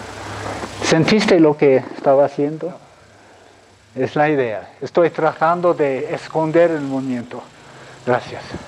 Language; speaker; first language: Spanish; non-native, fluent; English